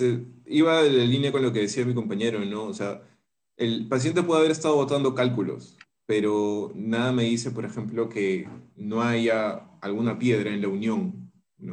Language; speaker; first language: Spanish; native; Spanish